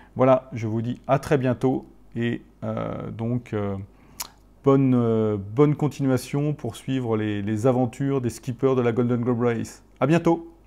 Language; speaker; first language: French; native; French